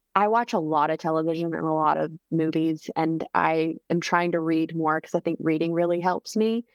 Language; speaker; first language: English; native; English